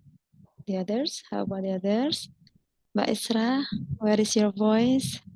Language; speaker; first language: English; non-native, fluent; Indonesian